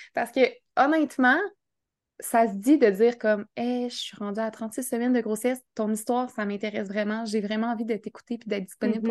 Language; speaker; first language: French; native; French